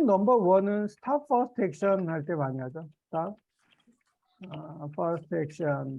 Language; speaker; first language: Korean; native; Korean